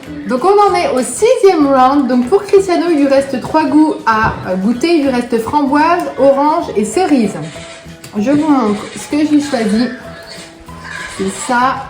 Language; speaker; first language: French; native; French